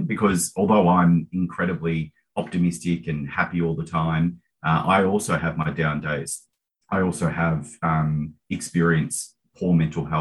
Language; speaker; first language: English; native; English